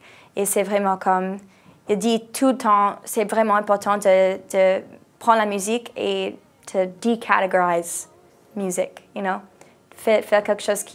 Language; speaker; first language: French; non-native, local second language; English